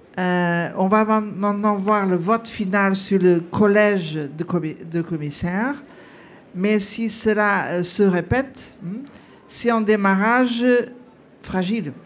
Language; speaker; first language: French; non-native, fluent; Portuguese